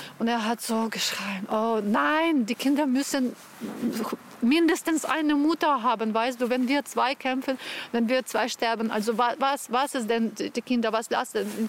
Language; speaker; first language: German; non-native, fluent; Ukrainian